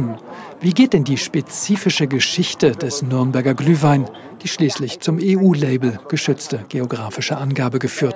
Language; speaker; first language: German; native; German